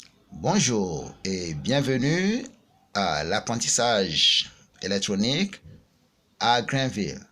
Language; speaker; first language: French; non-native, fluent; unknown